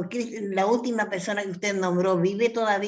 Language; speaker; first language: Spanish; native; Spanish